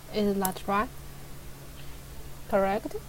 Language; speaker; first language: English; non-native, learner; Chinese